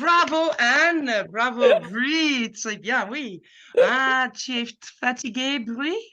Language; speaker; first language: French; non-native, fluent; English